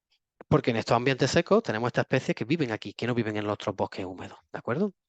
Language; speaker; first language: Spanish; native; Spanish